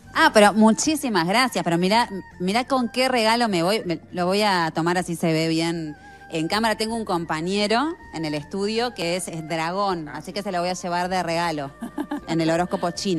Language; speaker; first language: Spanish; native; Spanish